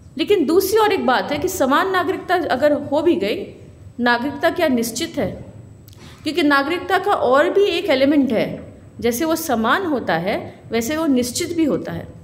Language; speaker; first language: Hindi; non-native, local second language; Bangla